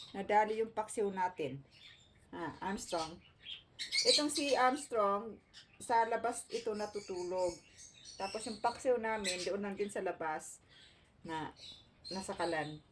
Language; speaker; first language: Filipino; non-native, local second language; Cebuano